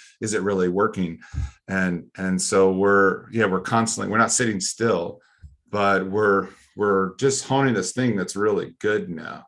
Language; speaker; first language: English; native; English